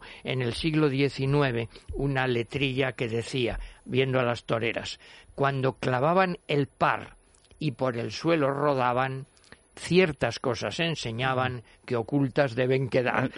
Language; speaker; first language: Spanish; native; Spanish